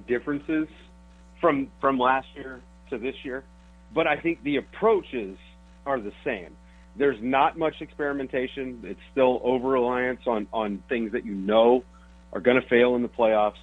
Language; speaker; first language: English; native; English